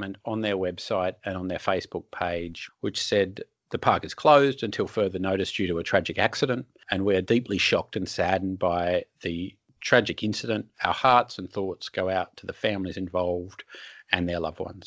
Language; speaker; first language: English; native; English